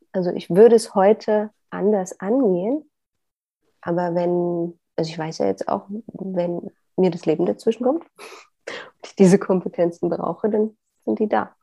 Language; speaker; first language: German; native; German